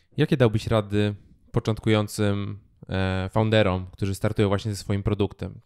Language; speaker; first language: Polish; native; Polish